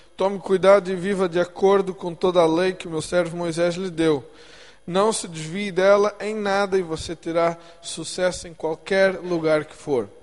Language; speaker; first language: Portuguese; native; Portuguese